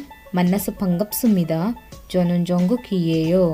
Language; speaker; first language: Korean; non-native, learner; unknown